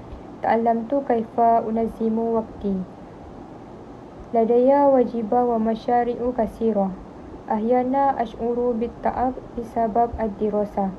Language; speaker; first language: Arabic; non-native, learner; Malay